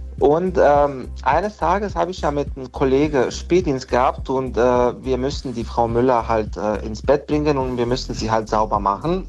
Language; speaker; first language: German; non-native, fluent; Bosnian